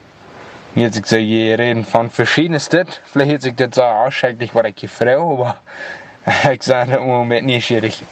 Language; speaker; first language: German; non-native, learner; Plautdietsch